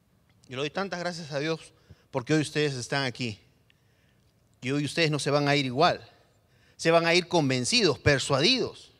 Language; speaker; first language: Spanish; native; Spanish